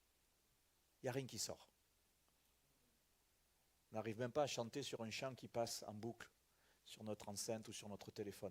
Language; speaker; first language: French; native; French